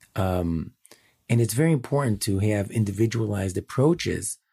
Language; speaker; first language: English; native; English